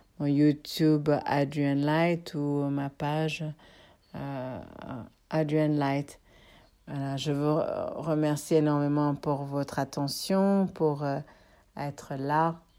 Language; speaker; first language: French; non-native, fluent; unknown